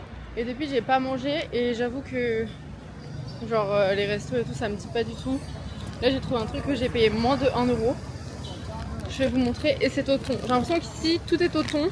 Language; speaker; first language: French; native; French